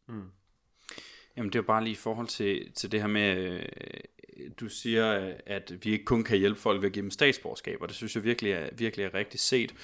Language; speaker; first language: Danish; native; Danish